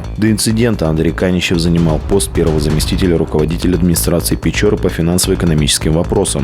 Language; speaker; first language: Russian; native; Russian